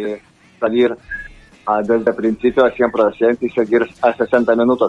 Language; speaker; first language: Spanish; non-native, learner; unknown